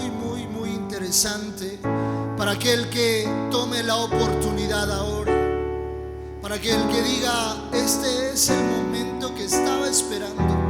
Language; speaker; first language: Spanish; native; Spanish